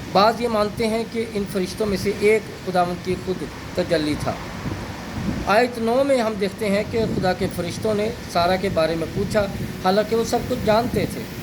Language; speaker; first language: Urdu; native; Urdu